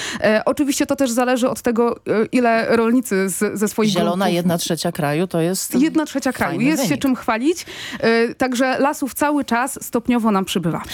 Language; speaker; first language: Polish; native; Polish